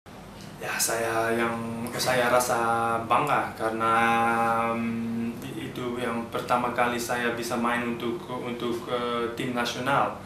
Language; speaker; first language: Indonesian; early bilingual, heritage; Dutch